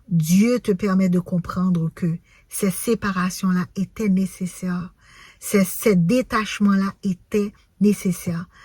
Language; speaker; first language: French; non-native, local second language; Haitian Creole